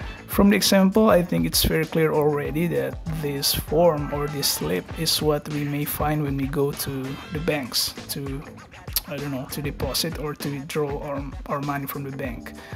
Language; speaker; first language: English; non-native, fluent; Indonesian